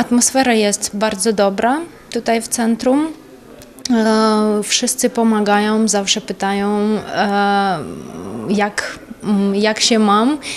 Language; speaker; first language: Polish; non-native, learner; German